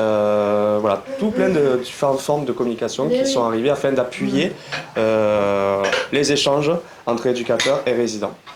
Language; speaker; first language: French; native; French